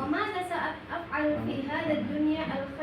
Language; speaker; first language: Arabic; non-native, learner; Indonesian